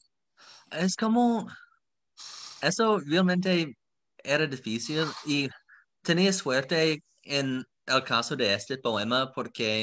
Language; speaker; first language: Spanish; non-native, fluent; English